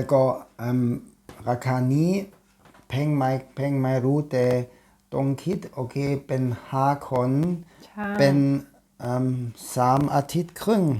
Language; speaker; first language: Thai; non-native, learner; German